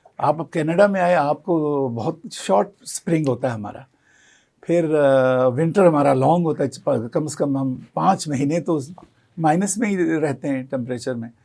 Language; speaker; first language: Urdu; non-native, local second language; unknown